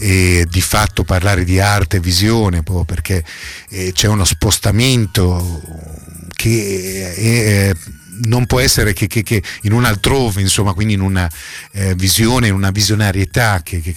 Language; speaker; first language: Italian; native; Italian